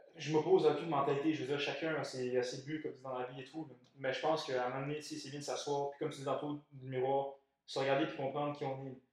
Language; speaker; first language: French; native; French